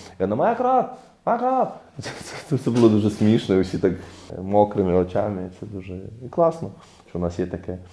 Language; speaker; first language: Ukrainian; non-native, fluent; Arabic